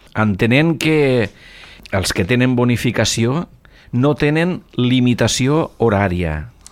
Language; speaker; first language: Catalan; native; Catalan